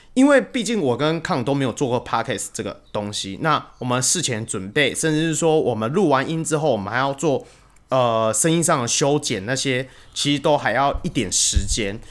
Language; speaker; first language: Chinese; native; Chinese